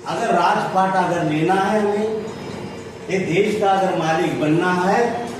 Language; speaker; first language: Hindi; non-native, local second language; Marathi